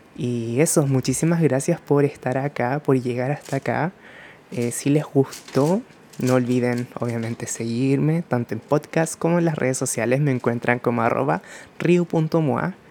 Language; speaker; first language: Spanish; early bilingual, other home language; Japanese